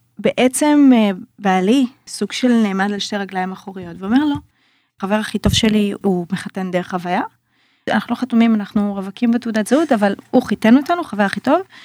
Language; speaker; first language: Hebrew; early bilingual, other home language; Russian